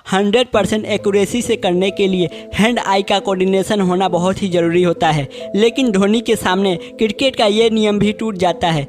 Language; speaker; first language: Hindi; native; Hindi